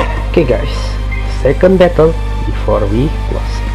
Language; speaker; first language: English; non-native, learner; Indonesian